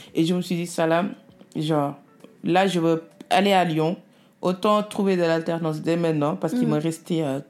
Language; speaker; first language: French; non-native, local second language; Wolof